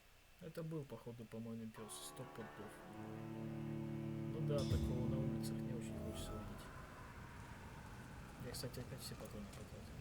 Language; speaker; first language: Russian; native; Russian